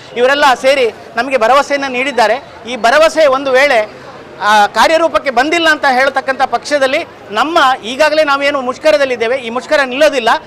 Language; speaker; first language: Kannada; native; Kannada